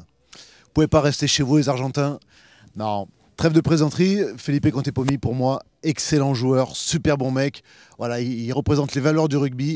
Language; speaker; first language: French; native; French